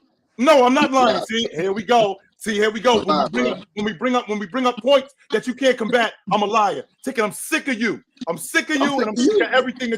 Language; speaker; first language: English; native; English